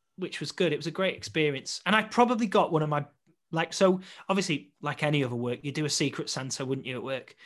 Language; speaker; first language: English; native; English